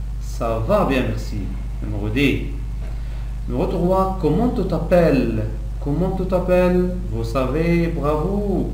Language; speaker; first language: French; non-native, local second language; Arabic